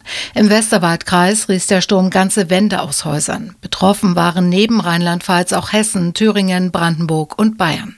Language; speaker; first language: German; native; German